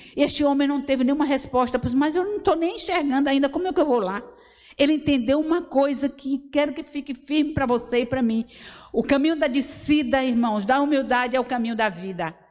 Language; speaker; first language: Portuguese; native; Portuguese